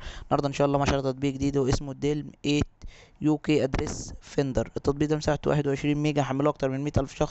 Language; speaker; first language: Arabic; native; Arabic